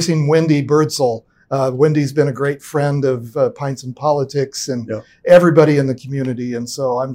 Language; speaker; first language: English; native; English